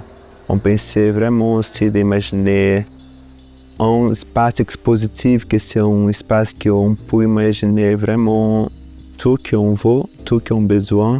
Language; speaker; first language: French; non-native, fluent; Portuguese